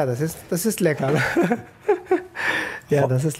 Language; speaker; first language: German; non-native, fluent; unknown